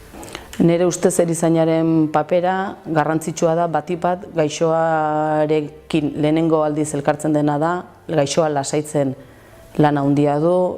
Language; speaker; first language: Basque; native; Basque